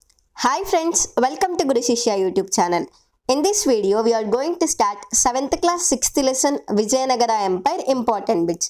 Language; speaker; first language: English; non-native, local second language; Telugu